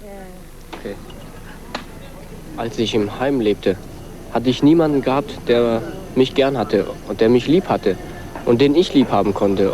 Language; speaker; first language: German; early bilingual, other home language; Korean